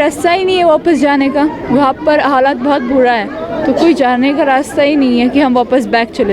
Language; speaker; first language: Hindi; non-native, fluent; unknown